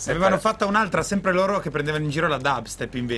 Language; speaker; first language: Italian; native; Italian